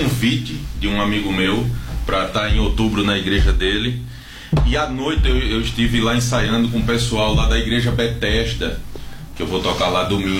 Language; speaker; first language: Portuguese; native; Portuguese